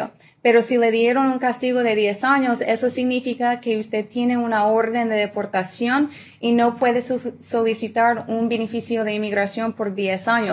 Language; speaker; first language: Spanish; early bilingual, other home language; English